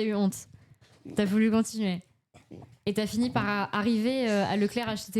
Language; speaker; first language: French; native; French